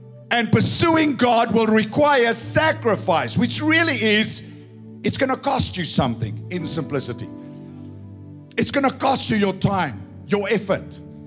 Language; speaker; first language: English; non-native, local second language; Afrikaans